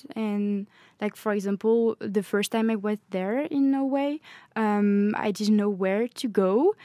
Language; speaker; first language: English; non-native, fluent; French